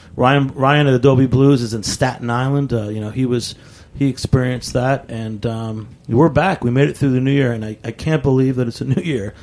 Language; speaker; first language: English; native; English